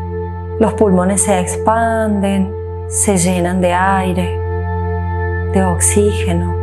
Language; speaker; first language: Spanish; native; Spanish